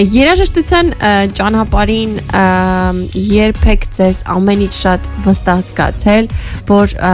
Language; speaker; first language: Armenian; native; Armenian